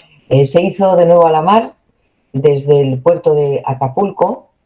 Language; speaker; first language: Spanish; native; Spanish